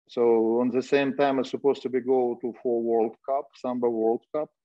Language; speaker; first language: English; non-native, fluent; Russian